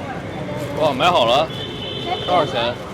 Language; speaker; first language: Chinese; native; Chinese